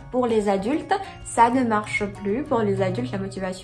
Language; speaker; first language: French; non-native, fluent; Russian